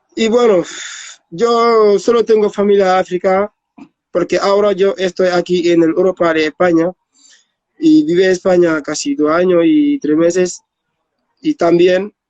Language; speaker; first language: Spanish; non-native, learner; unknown